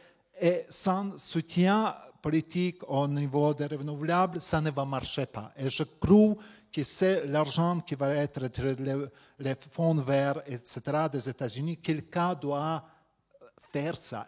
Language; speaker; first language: French; non-native, fluent; Latvian